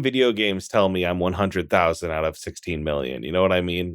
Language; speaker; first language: English; native; English